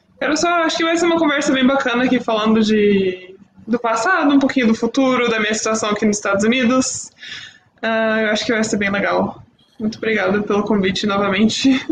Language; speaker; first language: Portuguese; early bilingual, heritage; Portuguese